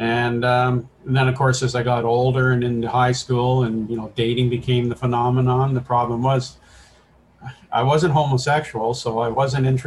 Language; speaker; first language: English; native; English